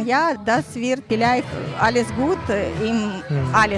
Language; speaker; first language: German; non-native, learner; Ukrainian